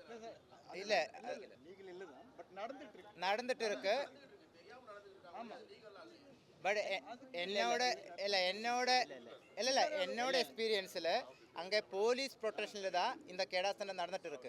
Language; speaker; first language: Tamil; non-native, learner; Malayalam